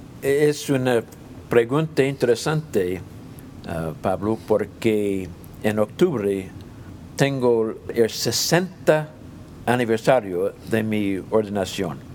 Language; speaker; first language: Spanish; non-native, fluent; English